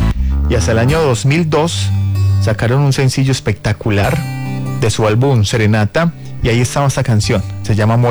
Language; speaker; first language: Spanish; native; Spanish